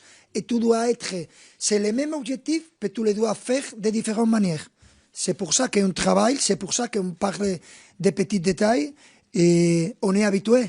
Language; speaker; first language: French; non-native, fluent; Spanish